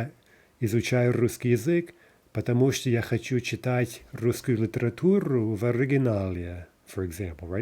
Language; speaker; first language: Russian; non-native, fluent; English